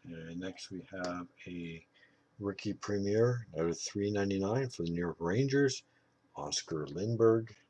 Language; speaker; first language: English; native; English